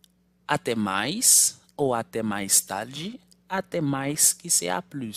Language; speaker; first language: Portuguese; non-native, fluent; Haitian Creole